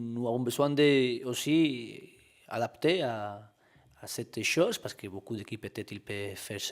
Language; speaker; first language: French; non-native, learner; Spanish